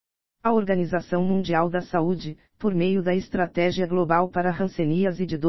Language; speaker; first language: Portuguese; native; Portuguese